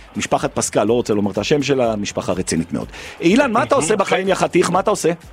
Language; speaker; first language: Hebrew; native; Hebrew